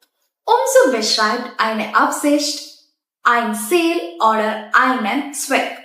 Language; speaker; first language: German; non-native, fluent; Malayalam